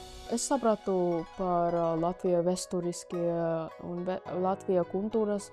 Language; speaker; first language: Latvian; early bilingual, other home language; Vietnamese